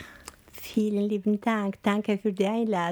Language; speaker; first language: German; non-native, fluent; Albanian